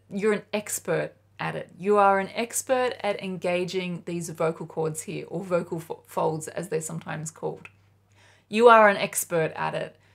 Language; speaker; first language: English; native; English